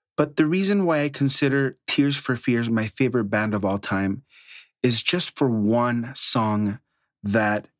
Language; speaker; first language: English; early bilingual, other home language; Spanish